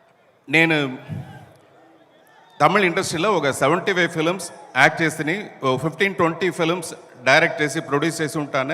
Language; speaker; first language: Telugu; early bilingual, heritage; Telugu